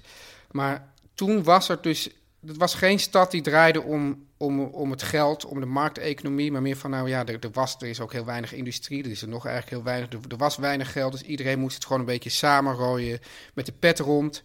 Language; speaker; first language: Dutch; native; Dutch